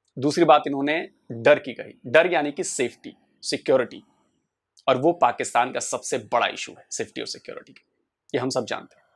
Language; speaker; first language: Hindi; native; Hindi